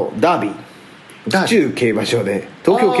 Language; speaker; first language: Japanese; native; Japanese